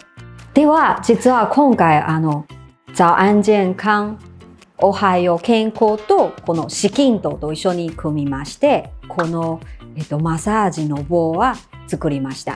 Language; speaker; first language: Japanese; non-native, fluent; Chinese